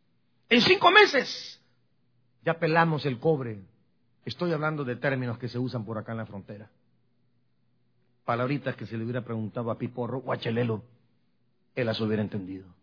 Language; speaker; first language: Spanish; native; Spanish